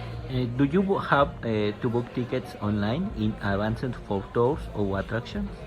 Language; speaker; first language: English; non-native, learner; Spanish